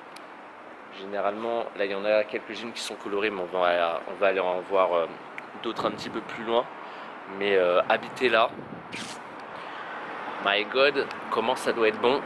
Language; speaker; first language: French; native; French